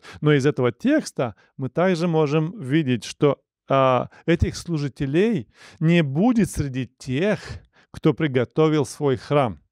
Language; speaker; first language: Russian; non-native, local second language; Romanian